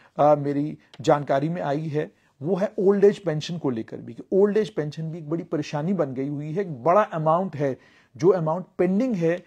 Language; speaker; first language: Hindi; non-native, local second language; Kashmiri